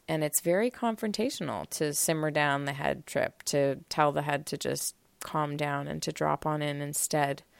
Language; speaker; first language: English; native; English